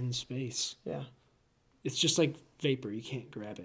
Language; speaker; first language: English; native; English